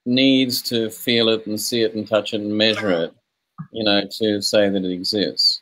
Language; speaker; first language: English; native; English